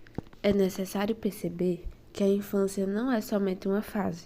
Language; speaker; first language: Portuguese; native; Portuguese